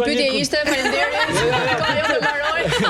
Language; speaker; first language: Albanian; native; Albanian